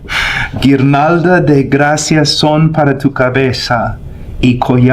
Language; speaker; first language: Spanish; non-native, fluent; English